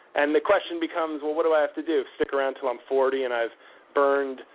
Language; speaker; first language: English; native; English